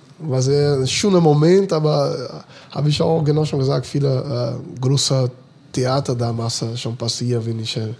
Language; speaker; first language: German; non-native, fluent; Portuguese